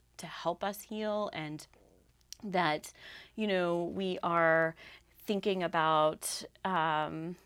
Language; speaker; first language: English; native; English